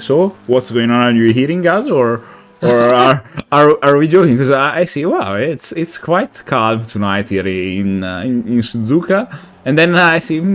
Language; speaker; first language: English; non-native, fluent; Italian